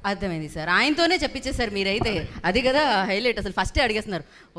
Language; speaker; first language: Telugu; native; Telugu